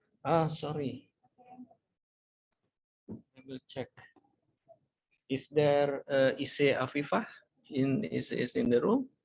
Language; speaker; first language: English; non-native, fluent; Indonesian